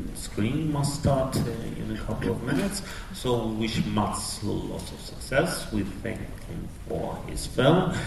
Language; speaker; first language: English; non-native, fluent; Russian